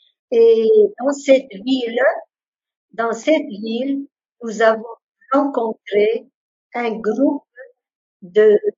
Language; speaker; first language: French; non-native, local second language; Arabic